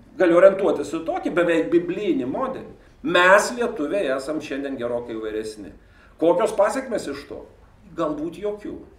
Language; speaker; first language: Lithuanian; native; Lithuanian